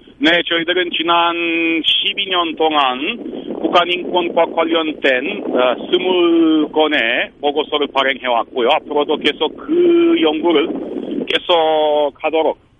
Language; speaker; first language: Korean; non-native, fluent; Romanian